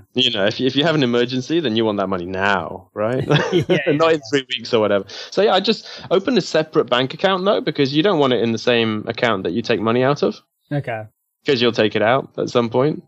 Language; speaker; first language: English; native; English